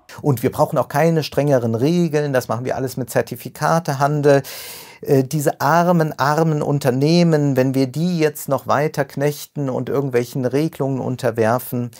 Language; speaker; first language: German; native; German